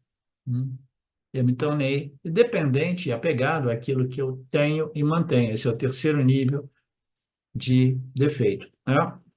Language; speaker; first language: Portuguese; native; Portuguese